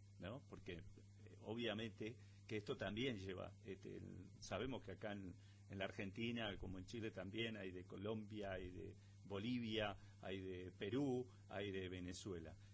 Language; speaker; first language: Spanish; native; Spanish